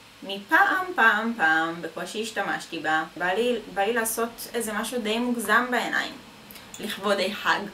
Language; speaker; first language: Hebrew; native; Hebrew